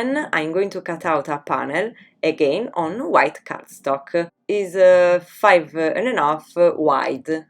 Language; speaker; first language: English; non-native, fluent; Italian